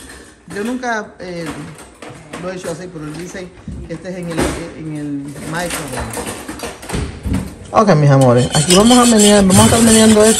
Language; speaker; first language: Spanish; native; Spanish